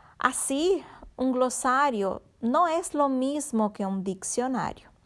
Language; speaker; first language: Spanish; non-native, fluent; Portuguese